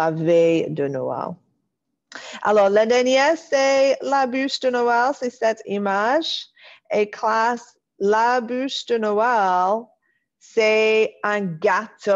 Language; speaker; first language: French; non-native, fluent; English